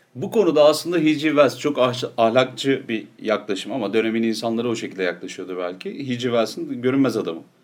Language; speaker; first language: Turkish; native; Turkish